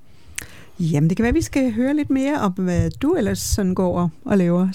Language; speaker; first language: Danish; native; Danish